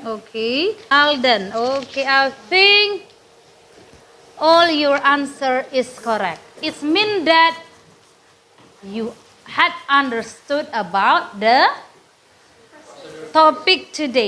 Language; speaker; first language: English; non-native, learner; Indonesian